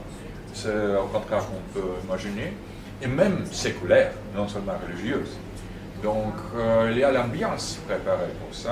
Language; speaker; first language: French; non-native, fluent; Russian